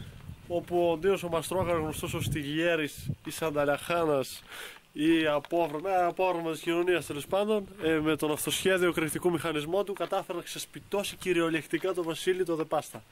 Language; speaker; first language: Greek; native; Greek